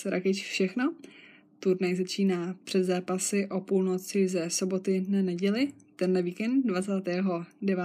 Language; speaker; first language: Czech; native; Czech